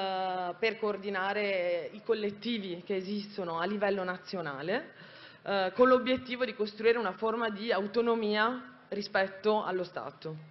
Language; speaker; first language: Italian; native; Italian